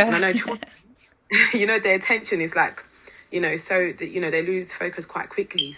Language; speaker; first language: English; non-native, fluent; Lingala